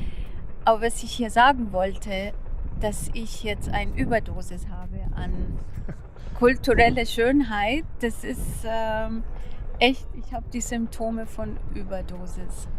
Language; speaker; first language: German; non-native, fluent; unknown